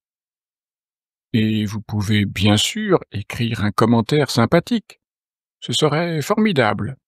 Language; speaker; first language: French; native; French